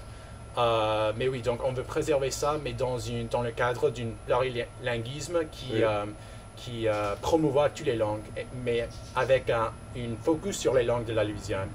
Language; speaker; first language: French; non-native, local second language; English